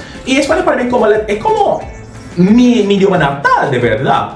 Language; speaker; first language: Spanish; non-native, fluent; English